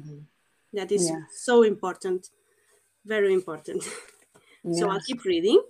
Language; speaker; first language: English; non-native, fluent; Portuguese